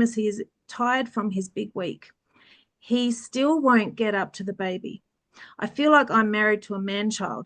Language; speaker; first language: English; early bilingual, other home language; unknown